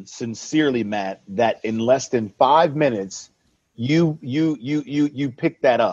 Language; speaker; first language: English; native; English